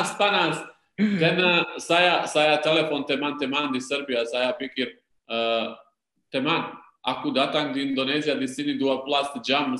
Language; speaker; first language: Indonesian; non-native, learner; Serbian